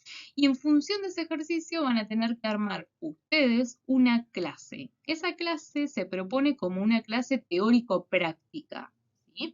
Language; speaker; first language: Spanish; native; Spanish